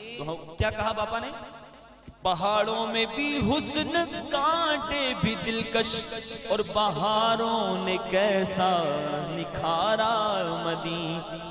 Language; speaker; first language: Urdu; non-native, local second language; Punjabi